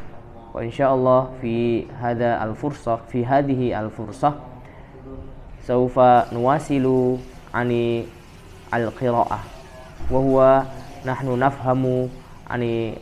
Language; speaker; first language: Arabic; non-native, fluent; Indonesian